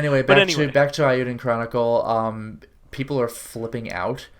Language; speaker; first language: English; native; English